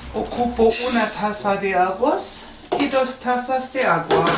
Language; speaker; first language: Spanish; non-native, fluent; Swedish